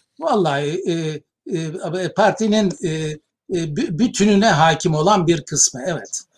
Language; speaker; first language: Turkish; native; Turkish